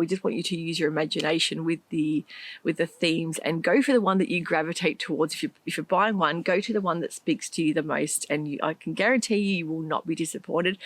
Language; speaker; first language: English; native; English